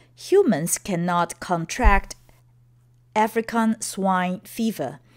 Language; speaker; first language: English; non-native, fluent; Chinese